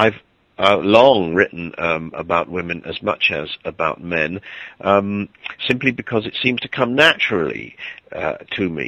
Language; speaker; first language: English; native; English